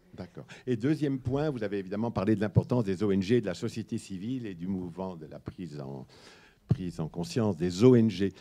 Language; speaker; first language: French; native; French